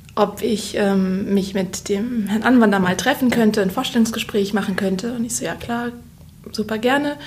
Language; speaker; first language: German; native; German